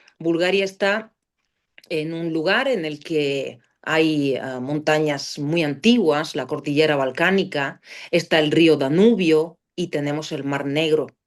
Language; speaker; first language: Spanish; non-native, fluent; Bulgarian